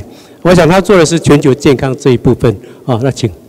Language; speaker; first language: Chinese; native; Chinese